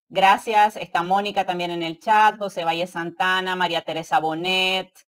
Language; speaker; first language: Spanish; native; Spanish